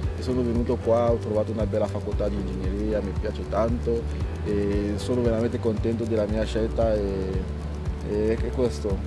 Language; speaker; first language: Italian; non-native, fluent; French